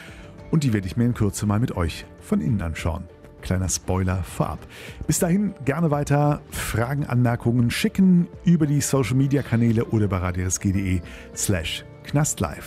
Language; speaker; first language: German; native; German